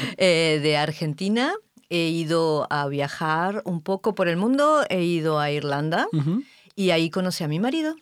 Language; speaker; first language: Spanish; native; Spanish